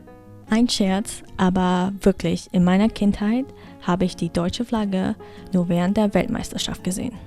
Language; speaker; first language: German; early bilingual, heritage; German